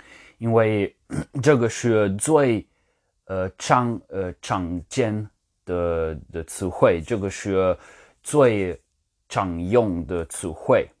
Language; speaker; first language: Chinese; non-native, learner; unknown